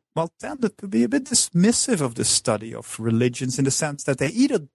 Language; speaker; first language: English; non-native, fluent; Dutch